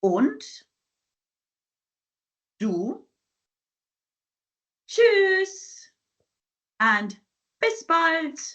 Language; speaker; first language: German; non-native, fluent; English